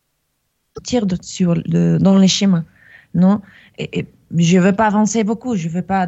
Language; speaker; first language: French; non-native, fluent; Spanish